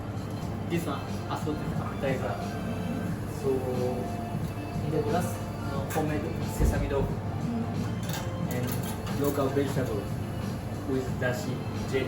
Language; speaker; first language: English; non-native, learner; Japanese